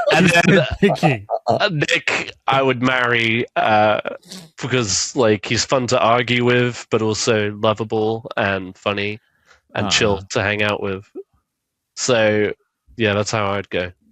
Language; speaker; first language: English; native; English